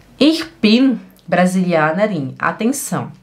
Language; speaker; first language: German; non-native, fluent; Portuguese